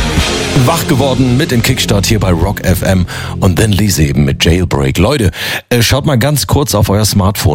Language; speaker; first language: German; native; German